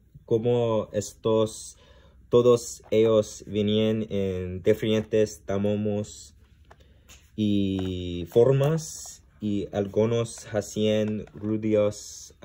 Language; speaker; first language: Spanish; non-native, learner; English